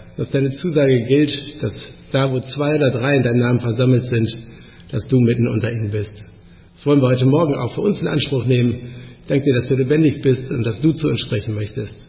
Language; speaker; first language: German; native; German